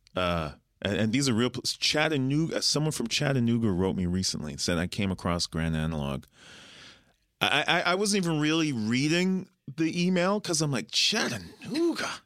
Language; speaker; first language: English; native; English